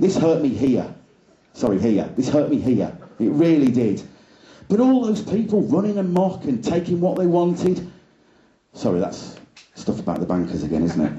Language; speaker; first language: English; native; English